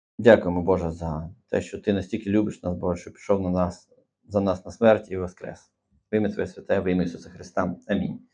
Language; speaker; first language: Ukrainian; native; Ukrainian